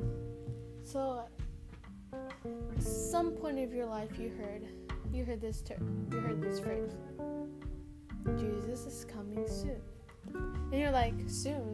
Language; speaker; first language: English; early bilingual, other home language; Spanish